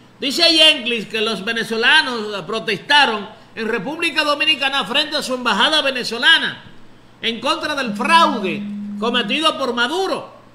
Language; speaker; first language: Spanish; native; Spanish